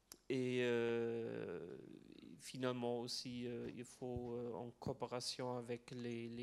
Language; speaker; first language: French; non-native, fluent; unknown